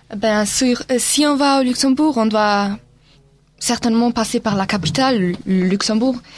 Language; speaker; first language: French; non-native, local second language; Portuguese